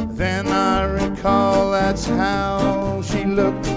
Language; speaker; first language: English; native; English